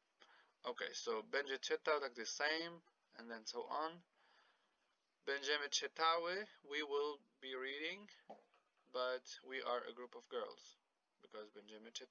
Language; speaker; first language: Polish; non-native, fluent; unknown